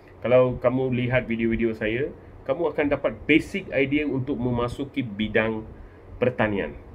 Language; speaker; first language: Malay; non-native, local second language; Tamil